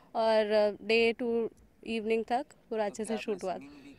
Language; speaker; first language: Hindi; native; Hindi